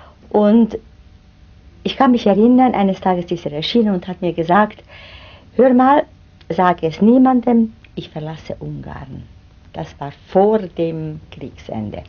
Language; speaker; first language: German; non-native, fluent; Hungarian